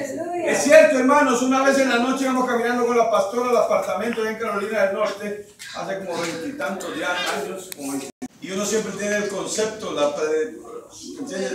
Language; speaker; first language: Spanish; native; Spanish